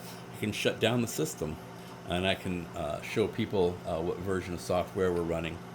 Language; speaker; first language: English; native; English